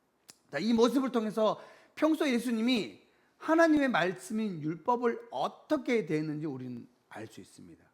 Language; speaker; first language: Korean; native; Korean